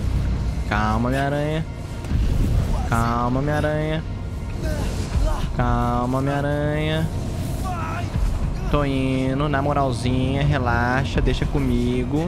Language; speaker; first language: Portuguese; native; Portuguese